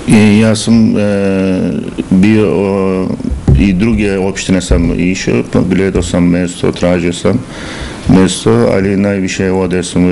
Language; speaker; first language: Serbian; non-native, learner; Turkish